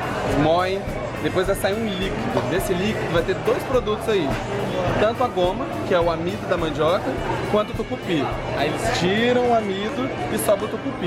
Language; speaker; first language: Portuguese; native; Portuguese